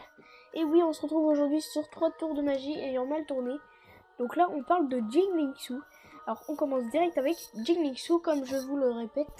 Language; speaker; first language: French; native; French